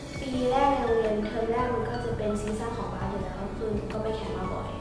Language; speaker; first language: Thai; native; Thai